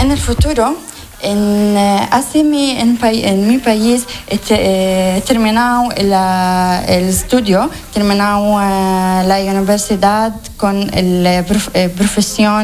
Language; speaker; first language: Spanish; non-native, learner; Arabic